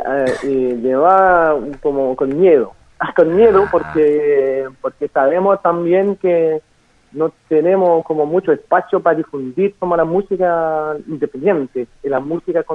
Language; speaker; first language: Spanish; non-native, fluent; French